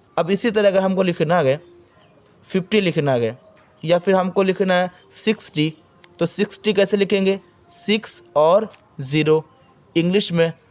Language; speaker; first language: Hindi; native; Hindi